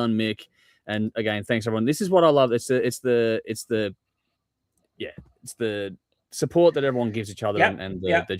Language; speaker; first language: English; native; English